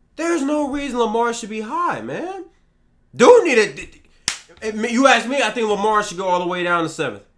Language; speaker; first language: English; native; English